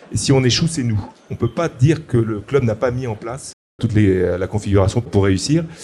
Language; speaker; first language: French; native; French